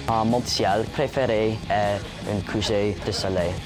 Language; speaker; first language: French; non-native, local second language; English